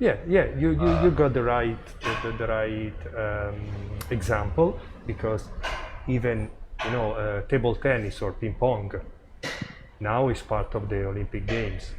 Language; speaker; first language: English; non-native, fluent; Italian